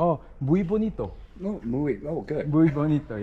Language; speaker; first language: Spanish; non-native, learner; Korean